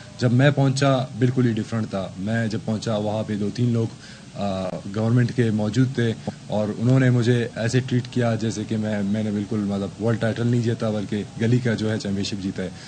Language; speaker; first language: Urdu; non-native, local second language; Baluchi